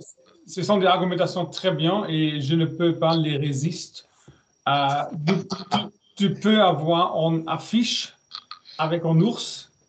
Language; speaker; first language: French; non-native, learner; German